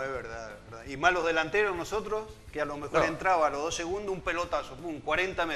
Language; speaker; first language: Spanish; native; Spanish